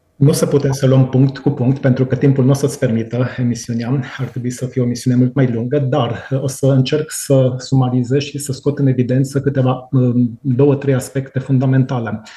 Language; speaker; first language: Romanian; native; Romanian